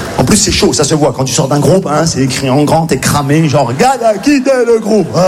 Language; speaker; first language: French; native; French